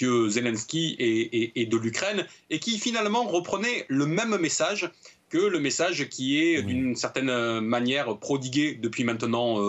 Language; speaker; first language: French; native; French